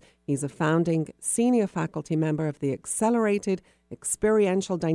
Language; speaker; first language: English; native; English